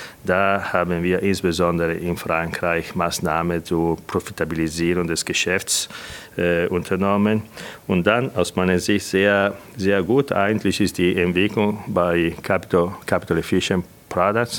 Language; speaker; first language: German; non-native, fluent; Italian